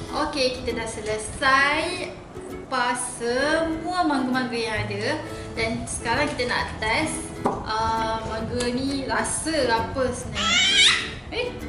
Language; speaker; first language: Malay; native; Malay